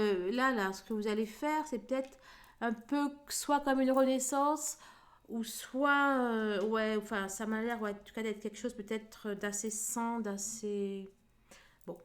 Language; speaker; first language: French; native; French